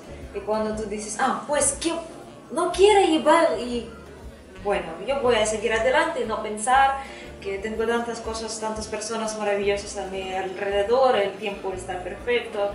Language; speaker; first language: Spanish; non-native, fluent; Russian